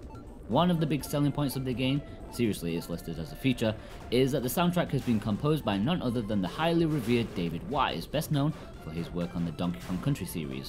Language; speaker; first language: English; native; English